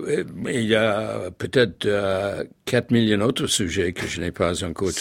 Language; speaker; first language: French; non-native, fluent; English